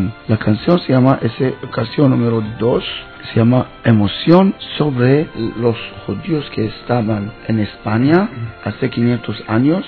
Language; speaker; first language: Spanish; non-native, learner; Hebrew